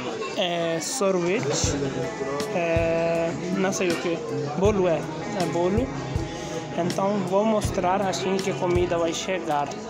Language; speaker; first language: Portuguese; non-native, learner; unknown